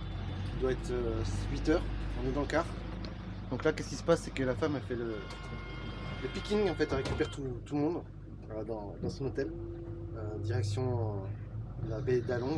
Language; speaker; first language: French; native; French